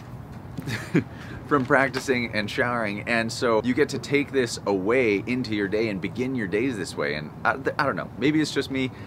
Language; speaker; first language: English; native; English